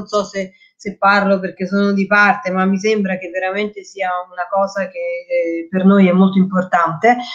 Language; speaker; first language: Italian; native; Italian